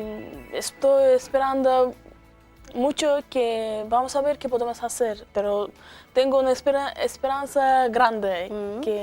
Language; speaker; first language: Spanish; non-native, learner; Azerbaijani